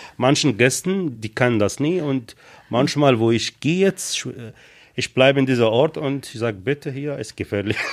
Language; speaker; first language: German; non-native, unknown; Arabic